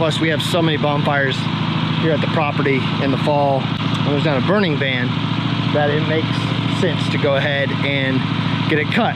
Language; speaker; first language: English; native; English